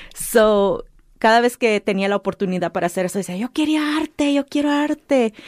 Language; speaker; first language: Spanish; early bilingual, heritage; Spanish